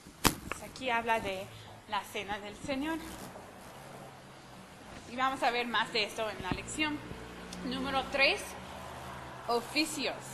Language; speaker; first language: Spanish; non-native, fluent; English